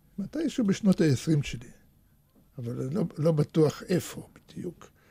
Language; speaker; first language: Hebrew; early bilingual, other home language; Russian